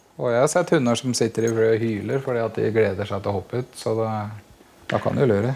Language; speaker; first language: Norwegian; native; Norwegian